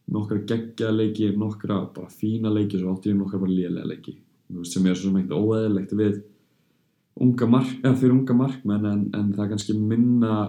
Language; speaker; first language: Icelandic; early bilingual, heritage; Icelandic